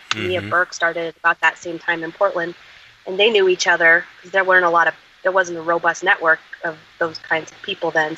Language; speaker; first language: English; native; English